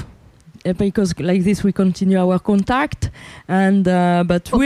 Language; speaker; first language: English; non-native, learner; Italian